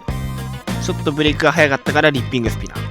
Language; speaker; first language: Japanese; native; Japanese